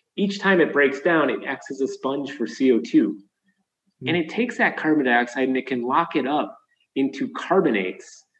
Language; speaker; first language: English; native; English